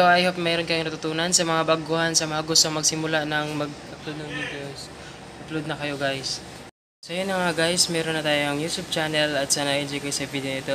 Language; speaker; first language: Filipino; non-native, local second language; Cebuano